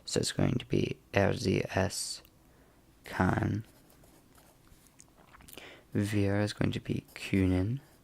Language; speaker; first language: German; non-native, learner; English